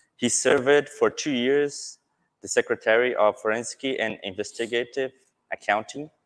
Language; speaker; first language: English; non-native, fluent; Portuguese